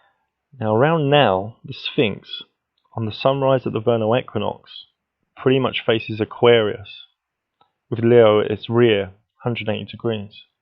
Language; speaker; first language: English; native; English